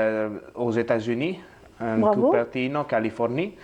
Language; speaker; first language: French; non-native, learner; Italian